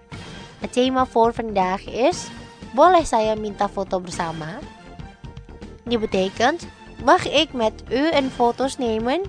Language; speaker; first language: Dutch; non-native, fluent; Indonesian